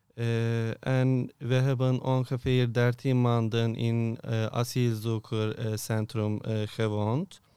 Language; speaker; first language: Dutch; non-native, learner; Turkish